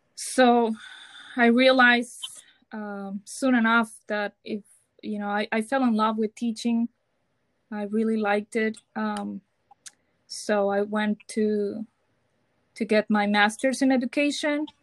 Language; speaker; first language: English; non-native, fluent; Spanish